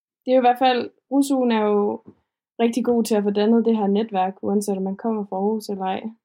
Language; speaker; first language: Danish; native; Danish